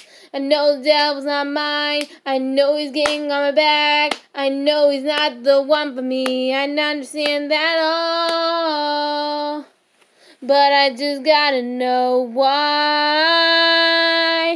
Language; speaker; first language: English; native; English